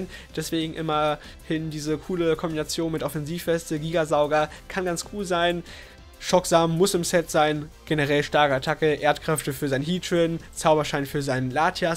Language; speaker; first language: German; native; German